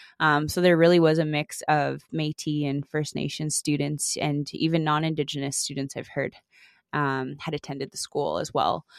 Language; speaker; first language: English; native; English